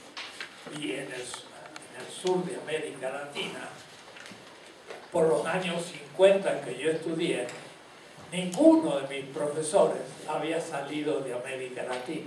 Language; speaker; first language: Spanish; native; Spanish